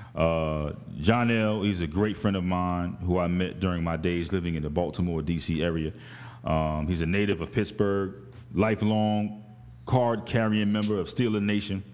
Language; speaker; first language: English; native; English